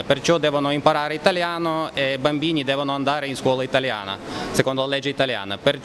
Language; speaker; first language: Italian; non-native, fluent; Ukrainian